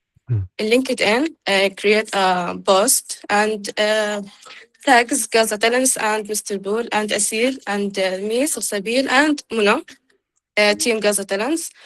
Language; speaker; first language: English; non-native, learner; Arabic